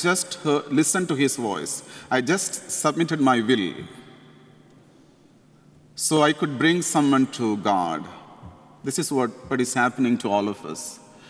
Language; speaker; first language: English; non-native, local second language; Malayalam